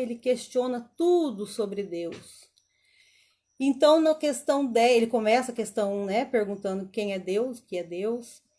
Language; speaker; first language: Portuguese; native; Portuguese